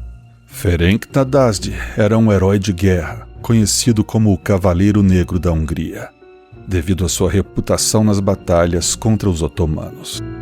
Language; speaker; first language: Portuguese; native; Portuguese